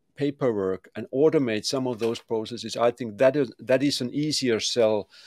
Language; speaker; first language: English; non-native, fluent; Finnish